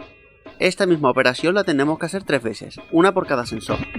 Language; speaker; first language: Spanish; native; Spanish